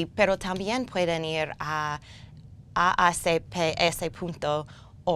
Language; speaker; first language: Spanish; non-native, learner; English